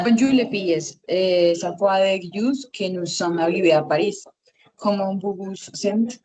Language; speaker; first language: French; non-native, learner; Spanish